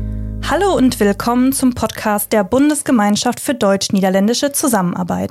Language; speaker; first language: German; native; German